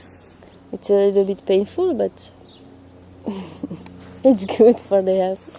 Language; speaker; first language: English; non-native, learner; Hungarian